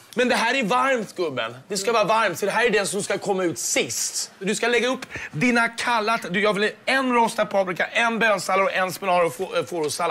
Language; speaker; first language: Swedish; native; Swedish